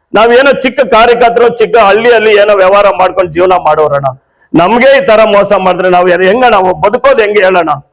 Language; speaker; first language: Kannada; native; Kannada